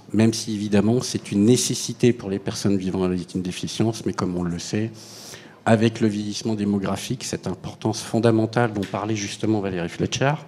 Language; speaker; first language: French; native; French